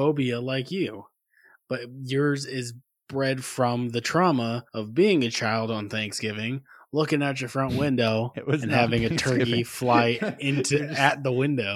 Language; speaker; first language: English; native; English